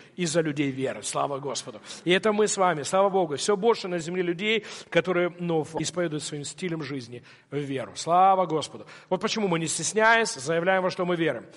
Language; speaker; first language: Russian; non-native, local second language; Ukrainian